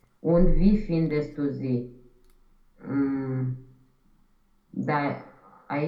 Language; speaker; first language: German; non-native, learner; Romanian